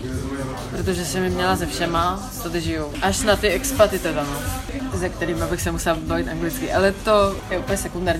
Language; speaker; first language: Czech; early bilingual, heritage; Czech